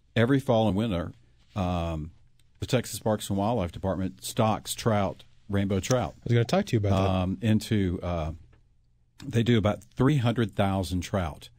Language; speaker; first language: English; native; English